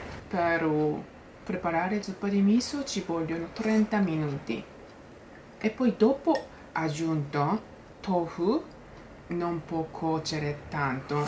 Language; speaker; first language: Italian; non-native, learner; Japanese